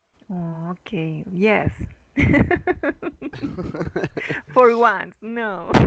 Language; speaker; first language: English; non-native, learner; Spanish